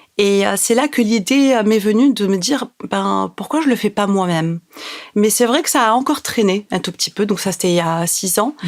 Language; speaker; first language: French; non-native, local second language; Arabic